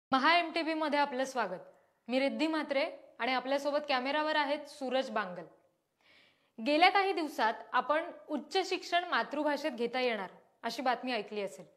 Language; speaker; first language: Marathi; native; Marathi